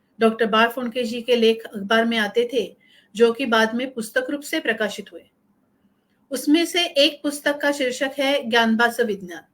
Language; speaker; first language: Hindi; non-native, local second language; Marathi